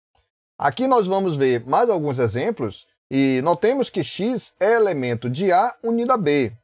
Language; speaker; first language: Portuguese; native; Portuguese